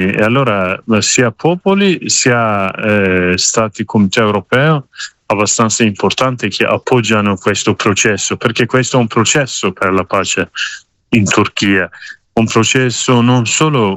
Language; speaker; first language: Italian; non-native, learner; Kurdish